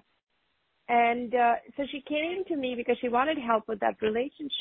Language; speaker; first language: English; non-native, local second language; Hindi